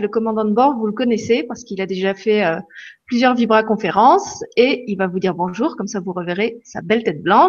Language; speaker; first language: French; native; French